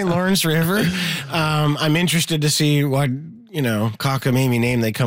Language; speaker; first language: English; native; English